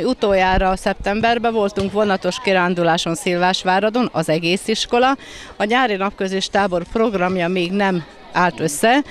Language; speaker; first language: Hungarian; native; Hungarian